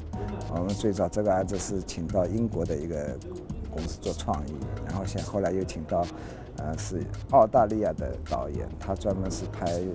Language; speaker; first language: Chinese; native; Chinese